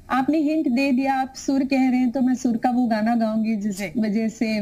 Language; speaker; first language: Hindi; non-native, local second language; Tamil